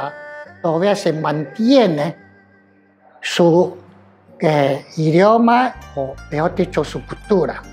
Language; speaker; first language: Spanish; non-native, fluent; Chinese